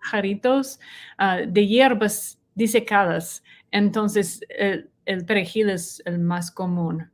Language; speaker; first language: Spanish; non-native, learner; English